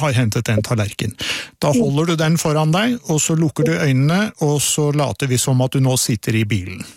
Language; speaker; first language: Norwegian; native; Norwegian